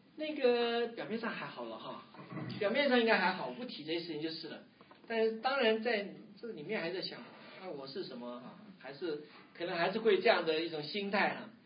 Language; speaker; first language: Chinese; native; Chinese